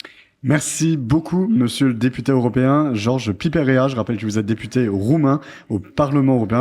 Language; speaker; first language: French; native; French